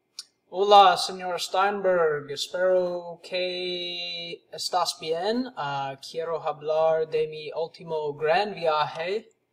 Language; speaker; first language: Spanish; non-native, learner; English